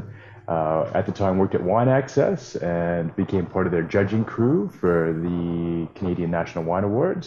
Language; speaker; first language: English; native; English